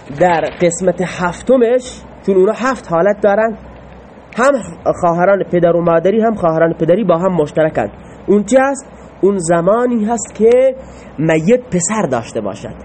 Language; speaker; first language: Persian; non-native, local second language; Baluchi